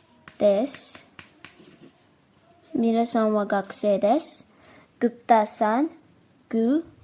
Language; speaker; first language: Japanese; non-native, fluent; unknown